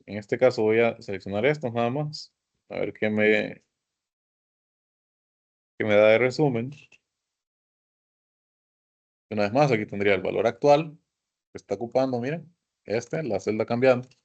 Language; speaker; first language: Spanish; native; Spanish